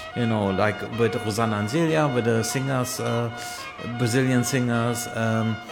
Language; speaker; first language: English; non-native, fluent; German